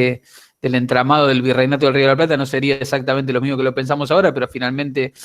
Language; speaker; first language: Spanish; native; Spanish